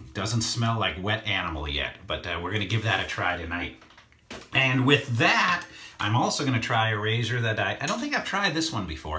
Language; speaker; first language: English; native; English